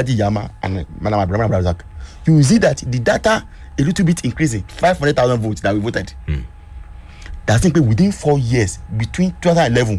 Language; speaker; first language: English; non-native, local second language; Yoruba